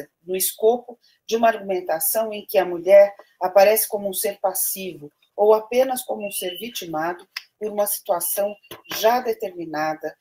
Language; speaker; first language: Portuguese; native; Portuguese